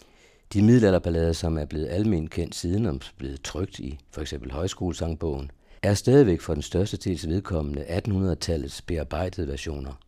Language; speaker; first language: Danish; native; Danish